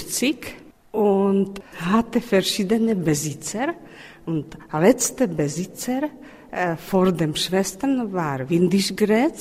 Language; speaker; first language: German; non-native, learner; Czech